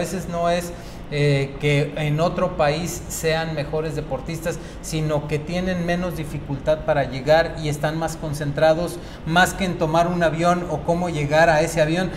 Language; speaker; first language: Spanish; native; Spanish